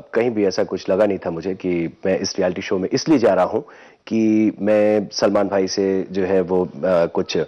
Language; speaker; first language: Hindi; native; Hindi